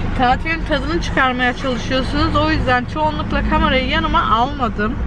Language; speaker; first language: Turkish; early bilingual, heritage; Turkish